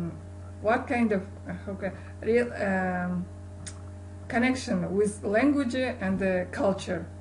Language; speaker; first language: English; non-native, learner; Kazakh